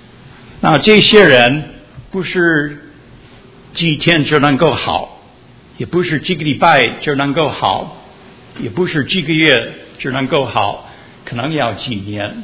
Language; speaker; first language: Chinese; early bilingual, heritage; Chinese